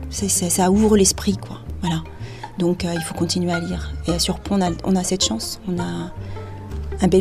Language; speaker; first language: French; native; French